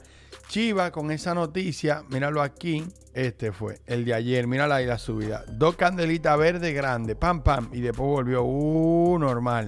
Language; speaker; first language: Spanish; native; Spanish